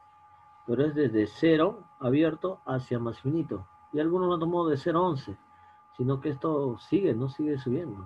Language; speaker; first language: Spanish; native; Spanish